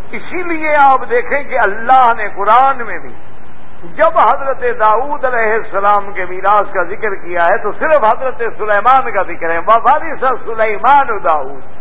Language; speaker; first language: Urdu; native; Urdu